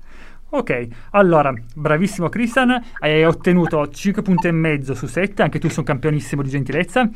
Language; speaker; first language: Italian; native; Italian